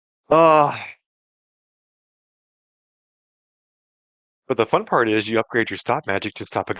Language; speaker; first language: English; native; English